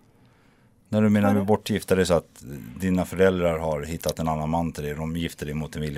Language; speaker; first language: Swedish; native; Swedish